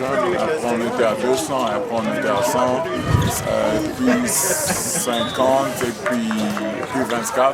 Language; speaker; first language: French; non-native, local second language; Swahili